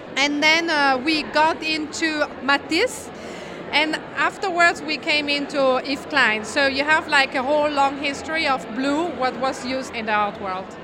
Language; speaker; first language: English; non-native, fluent; Italian